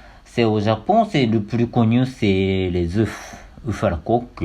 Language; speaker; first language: French; non-native, learner; Japanese